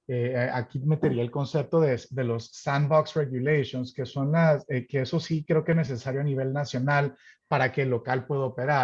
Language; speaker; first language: Spanish; native; Spanish